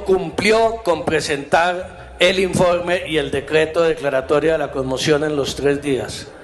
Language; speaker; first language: Spanish; native; Spanish